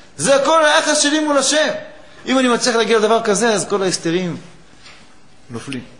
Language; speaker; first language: Hebrew; native; Hebrew